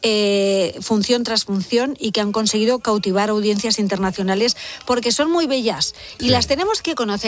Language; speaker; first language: Spanish; native; Spanish